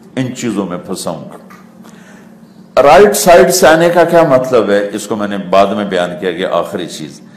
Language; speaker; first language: Urdu; non-native, local second language; Punjabi